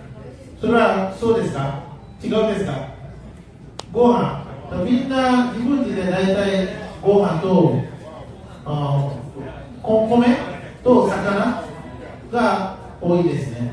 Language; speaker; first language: Japanese; non-native, learner; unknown